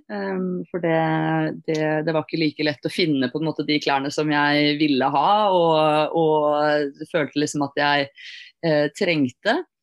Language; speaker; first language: Norwegian; native; Norwegian